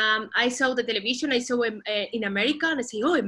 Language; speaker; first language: English; non-native, learner; Spanish